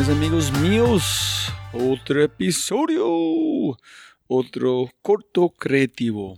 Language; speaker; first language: Spanish; non-native, fluent; English